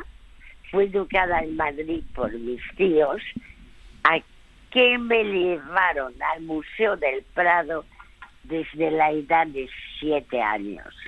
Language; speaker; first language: Spanish; early bilingual, other home language; French